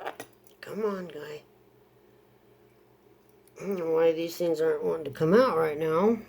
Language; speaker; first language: English; native; English